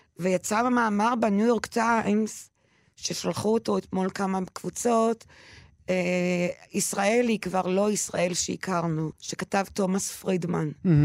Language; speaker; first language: Hebrew; non-native, local second language; French